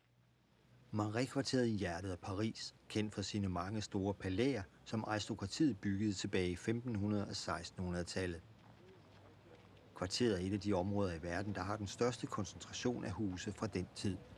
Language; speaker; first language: Danish; native; Danish